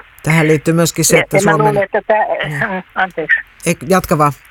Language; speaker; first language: Finnish; native; Finnish